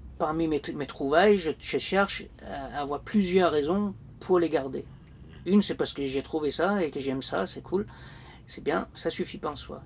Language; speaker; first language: French; non-native, fluent; Danish